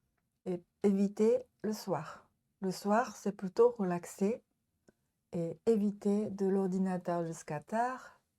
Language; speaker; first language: French; non-native, learner; Japanese